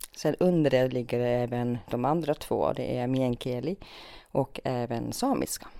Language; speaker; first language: Swedish; early bilingual, other home language; Finnish